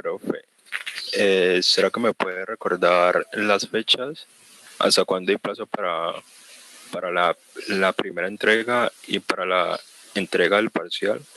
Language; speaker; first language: Spanish; native; Spanish